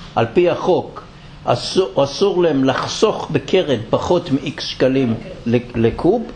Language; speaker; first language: Hebrew; native; Hebrew